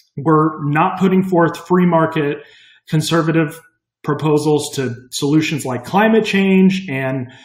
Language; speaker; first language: English; native; English